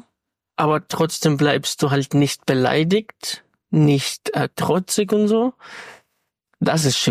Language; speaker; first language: German; non-native, fluent; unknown